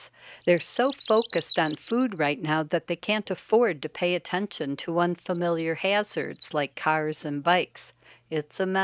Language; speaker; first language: English; native; English